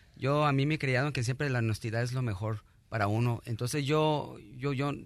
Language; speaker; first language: Spanish; native; Spanish